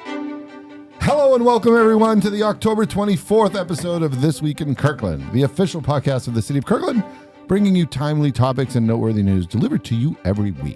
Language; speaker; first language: English; native; English